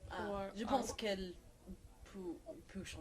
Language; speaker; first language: French; non-native, learner; English